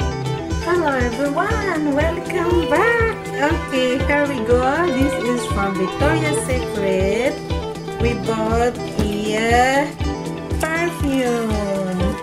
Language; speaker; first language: English; non-native, local second language; Filipino